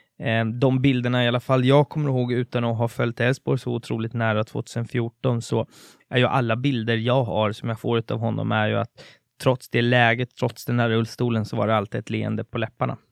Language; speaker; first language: Swedish; native; Swedish